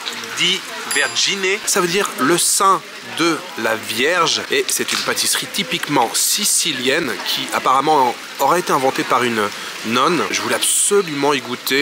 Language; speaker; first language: French; native; French